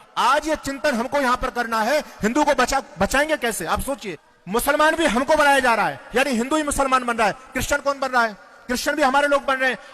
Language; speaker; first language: Hindi; non-native, local second language; Marathi